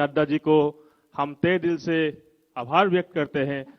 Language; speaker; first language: Hindi; non-native, local second language; Assamese